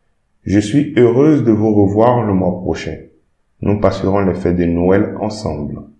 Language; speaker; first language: French; non-native, fluent; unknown